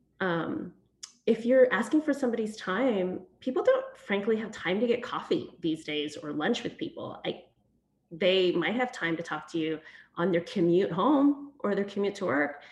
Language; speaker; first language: English; early bilingual, other home language; Vietnamese